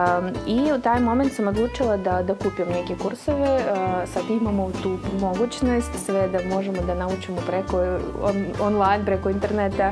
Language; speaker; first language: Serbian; non-native, fluent; Russian